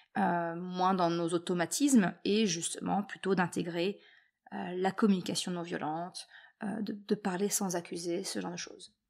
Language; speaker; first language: French; native; French